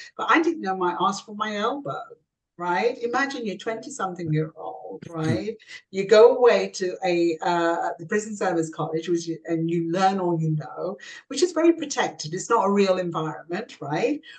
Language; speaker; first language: English; native; English